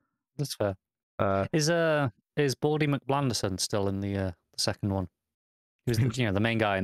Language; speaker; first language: English; native; English